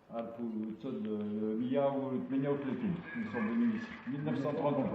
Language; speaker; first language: French; non-native, local second language; Arabic